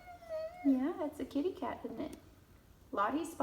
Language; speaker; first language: English; native; English